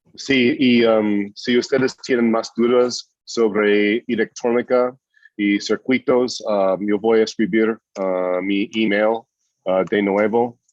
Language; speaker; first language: Spanish; non-native, fluent; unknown